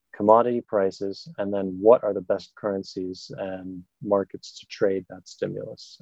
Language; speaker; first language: English; non-native, fluent; German